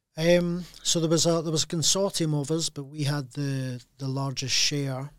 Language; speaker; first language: English; native; English